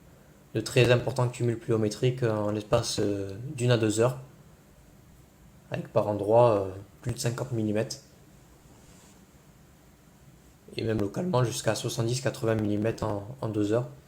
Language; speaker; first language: French; native; French